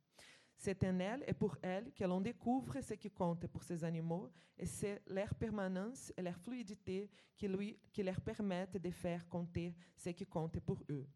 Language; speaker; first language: French; non-native, fluent; Portuguese